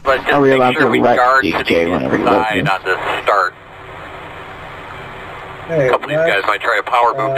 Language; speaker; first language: English; native; English